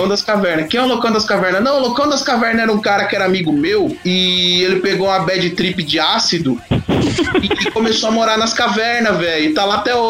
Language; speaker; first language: Portuguese; native; Portuguese